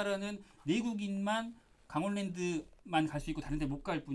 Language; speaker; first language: Korean; native; Korean